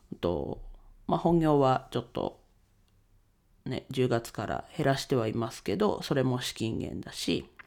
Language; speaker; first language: Japanese; native; Japanese